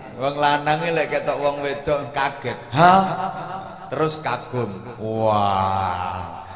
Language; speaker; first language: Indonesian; non-native, local second language; Javanese